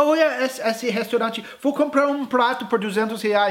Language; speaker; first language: Portuguese; non-native, fluent; English